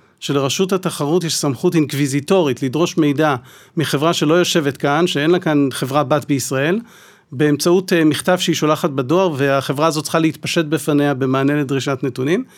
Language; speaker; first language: Hebrew; native; Hebrew